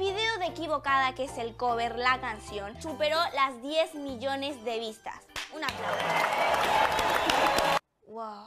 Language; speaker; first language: Spanish; native; Spanish